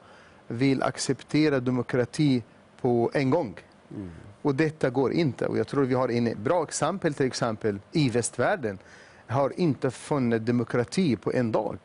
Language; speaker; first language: Swedish; non-native, fluent; Arabic